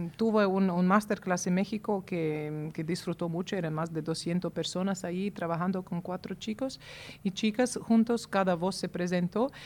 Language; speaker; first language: Spanish; non-native, fluent; Latvian